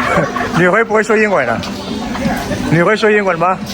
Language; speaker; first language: Chinese; non-native, fluent; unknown